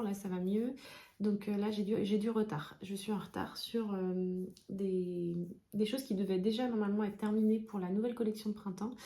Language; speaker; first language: French; native; French